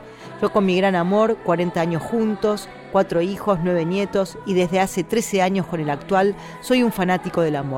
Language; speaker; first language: Spanish; native; Spanish